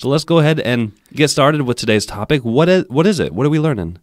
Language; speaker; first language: English; native; English